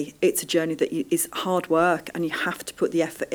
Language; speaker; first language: English; native; English